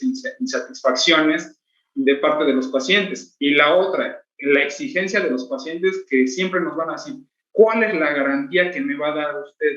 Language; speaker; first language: Spanish; native; Spanish